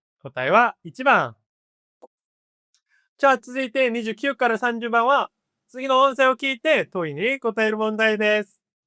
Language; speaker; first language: Japanese; non-native, fluent; Korean